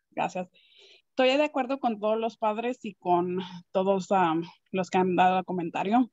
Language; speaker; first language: Spanish; early bilingual, other home language; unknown